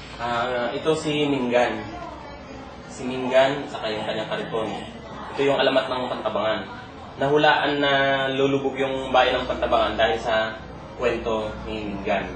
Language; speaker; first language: Filipino; native; Filipino